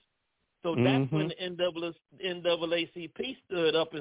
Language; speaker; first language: English; native; English